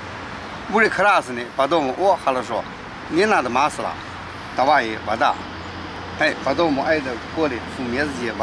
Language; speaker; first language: Russian; non-native, learner; Chinese